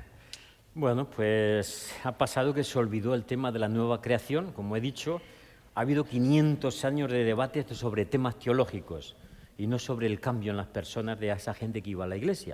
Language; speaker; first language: Spanish; native; Spanish